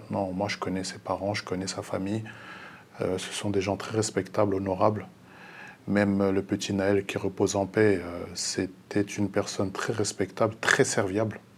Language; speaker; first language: French; early bilingual, other home language; Lingala